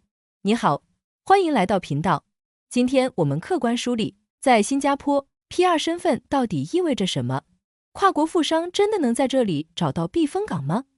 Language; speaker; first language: Chinese; native; Chinese